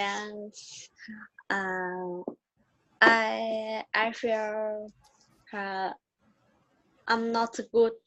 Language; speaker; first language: English; non-native, learner; Vietnamese